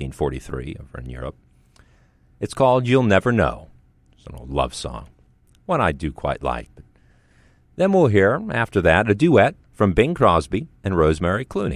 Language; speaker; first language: English; native; English